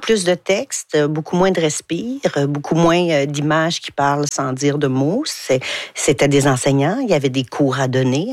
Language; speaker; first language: French; native; French